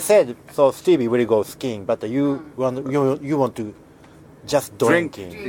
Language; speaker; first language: English; non-native, learner; Japanese